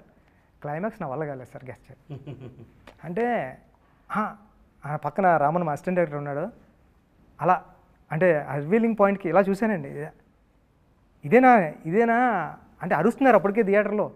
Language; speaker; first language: Telugu; native; Telugu